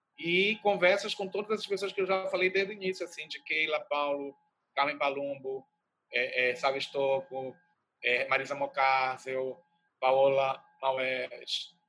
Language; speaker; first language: Portuguese; native; Portuguese